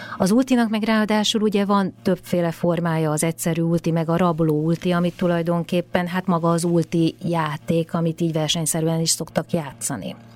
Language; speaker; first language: Hungarian; native; Hungarian